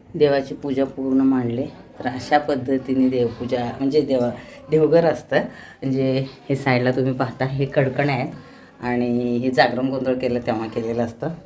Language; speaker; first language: Marathi; native; Marathi